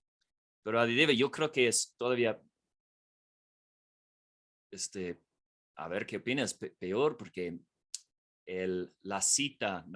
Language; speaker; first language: Spanish; non-native, fluent; English